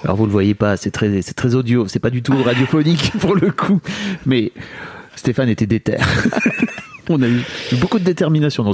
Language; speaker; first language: French; native; French